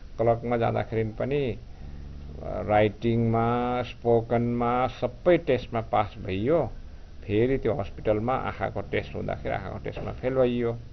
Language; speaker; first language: Nepali; non-native, local second language; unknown